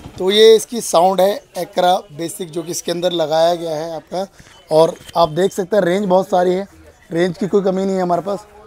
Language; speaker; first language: Hindi; native; Hindi